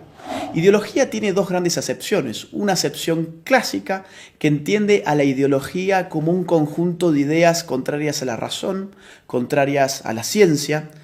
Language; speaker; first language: Spanish; native; Spanish